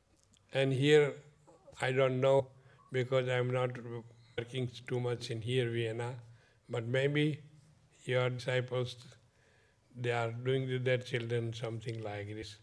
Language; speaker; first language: English; non-native, learner; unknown